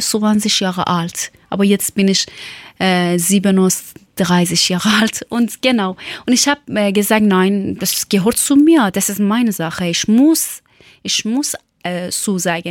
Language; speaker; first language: German; non-native, learner; Persian